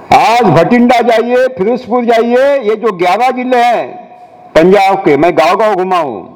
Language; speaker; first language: Hindi; non-native, local second language; Marathi